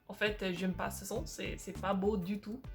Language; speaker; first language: French; non-native, fluent; English